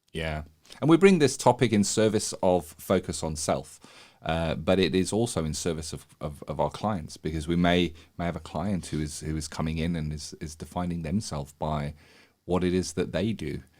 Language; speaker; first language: English; native; English